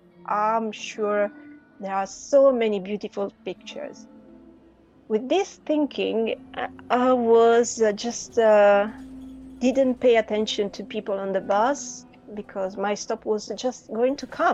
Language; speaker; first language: English; non-native, fluent; Italian